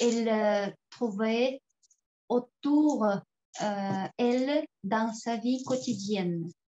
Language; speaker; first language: French; non-native, fluent; Tuvinian